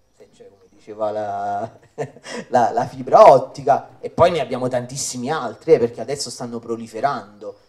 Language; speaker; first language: Italian; native; Italian